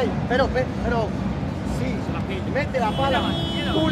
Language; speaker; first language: Italian; non-native, learner; Spanish